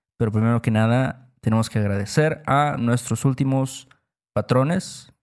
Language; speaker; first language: Spanish; native; Spanish